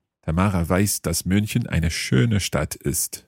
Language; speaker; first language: German; non-native, fluent; English